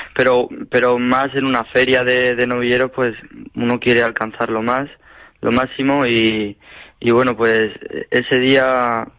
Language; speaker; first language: Spanish; native; Spanish